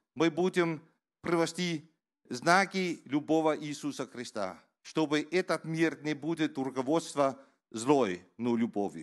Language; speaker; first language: Russian; non-native, learner; Danish